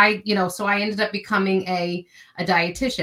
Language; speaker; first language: English; native; English